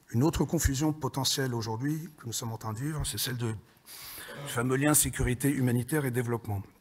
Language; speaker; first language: French; native; French